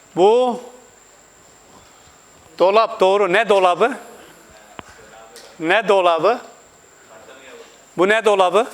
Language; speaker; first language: Turkish; non-native, fluent; Urdu